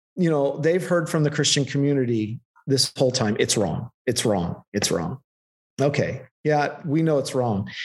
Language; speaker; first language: English; native; English